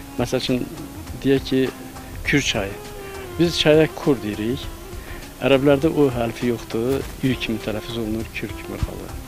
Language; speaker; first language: Azerbaijani; non-native, local second language; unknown